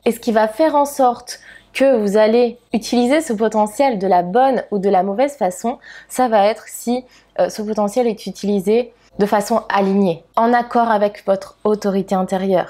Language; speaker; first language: French; native; French